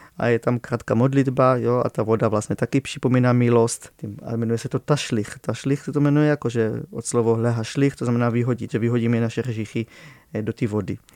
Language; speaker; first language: Czech; non-native, fluent; Hebrew